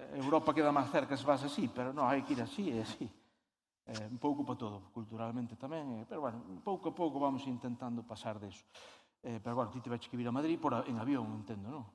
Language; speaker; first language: Galician; native; Galician